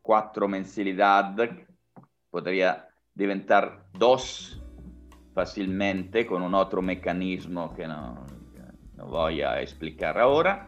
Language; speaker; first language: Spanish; non-native, fluent; Italian